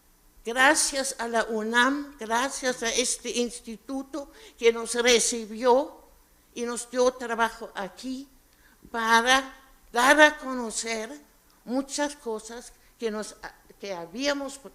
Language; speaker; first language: Spanish; non-native, fluent; German